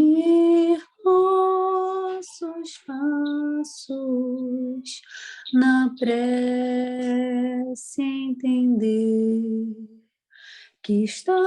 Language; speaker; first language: Portuguese; native; Portuguese